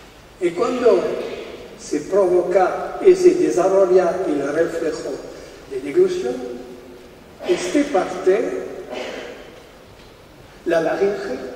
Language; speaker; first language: Spanish; non-native, fluent; French